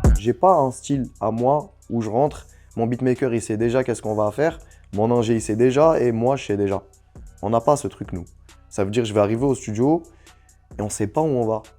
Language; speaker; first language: French; non-native, local second language; Arabic